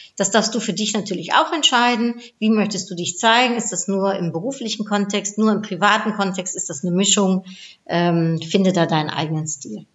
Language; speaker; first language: German; non-native, fluent; Dutch